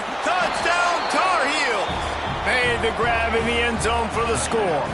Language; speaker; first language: English; native; English